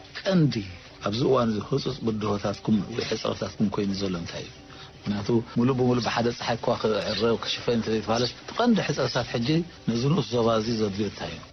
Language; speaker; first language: Tigrinya; native; Tigrinya